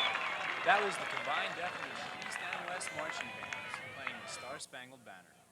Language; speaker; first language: English; native; English